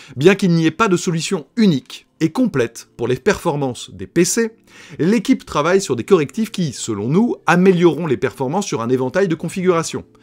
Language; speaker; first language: French; native; French